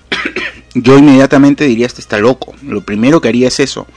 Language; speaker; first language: Spanish; native; Spanish